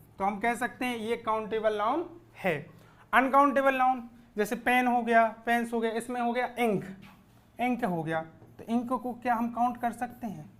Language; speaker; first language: Hindi; native; Hindi